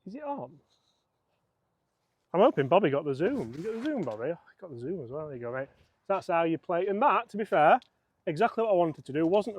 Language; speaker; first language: English; native; English